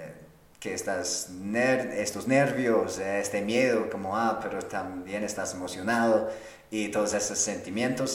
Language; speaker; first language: Spanish; non-native, fluent; English